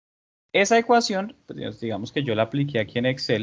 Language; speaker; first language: Spanish; native; Spanish